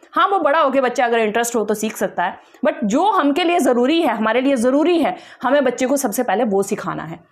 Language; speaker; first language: Hindi; non-native, local second language; Dogri